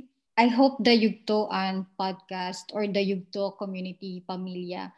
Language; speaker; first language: English; non-native, local second language; Filipino